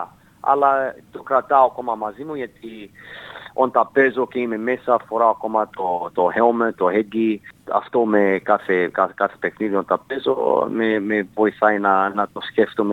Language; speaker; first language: Greek; early bilingual, heritage; Greek